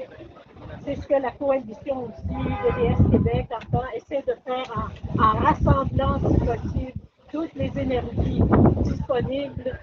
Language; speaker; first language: French; native; French